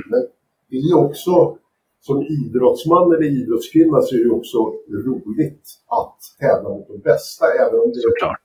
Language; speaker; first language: Swedish; native; Swedish